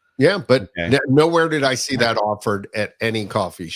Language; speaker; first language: English; native; English